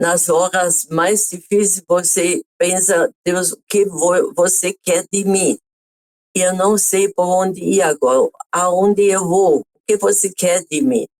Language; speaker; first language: Portuguese; non-native, fluent; German